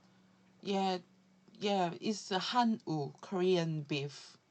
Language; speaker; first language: English; non-native, learner; Korean